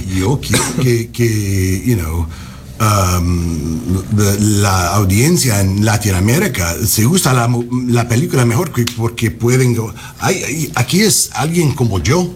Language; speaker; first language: Spanish; non-native, fluent; English